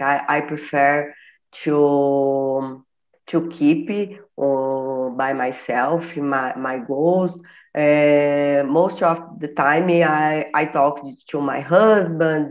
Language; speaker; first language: English; non-native, learner; Portuguese